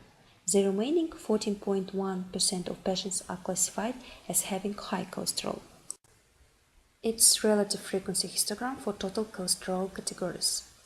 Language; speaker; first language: English; non-native, fluent; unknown